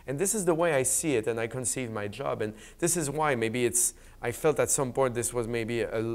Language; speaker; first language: English; native; English